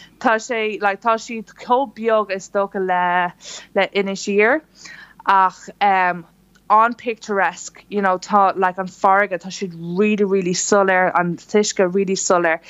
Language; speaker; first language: Irish; non-native, local second language; English